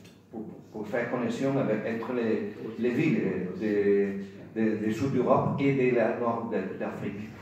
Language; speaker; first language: French; non-native, learner; Spanish